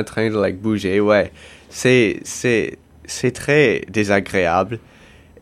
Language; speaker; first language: French; non-native, local second language; English